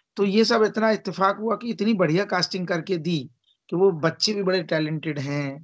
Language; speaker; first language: Hindi; native; Hindi